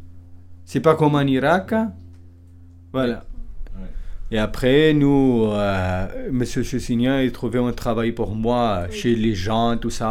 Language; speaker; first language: French; non-native, learner; Kurdish